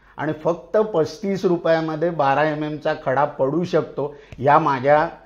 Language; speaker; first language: Marathi; native; Marathi